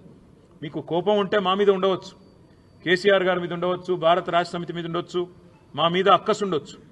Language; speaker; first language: Telugu; native; Telugu